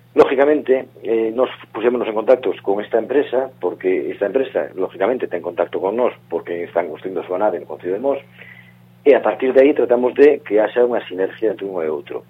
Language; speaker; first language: Galician; non-native, local second language; Spanish